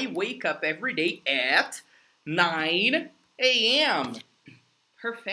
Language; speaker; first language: English; non-native, fluent; Portuguese